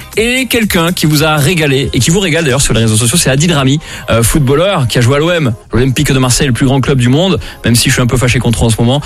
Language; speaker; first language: French; native; French